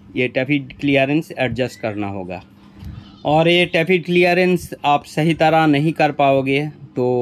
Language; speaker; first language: Hindi; non-native, local second language; Bangla